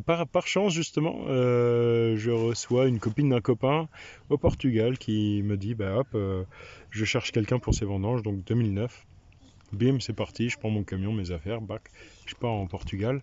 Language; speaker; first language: French; native; French